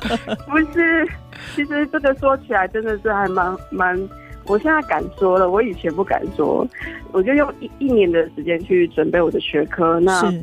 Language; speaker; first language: Chinese; non-native, local second language; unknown